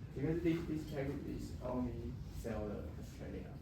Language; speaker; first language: English; non-native, learner; Chinese